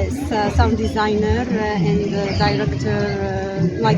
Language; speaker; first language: English; non-native, learner; Arabic